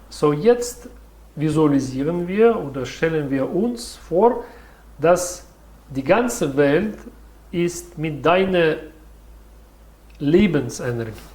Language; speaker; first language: German; non-native, learner; Russian